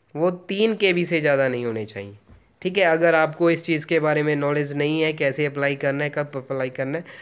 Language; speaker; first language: Hindi; non-native, local second language; Punjabi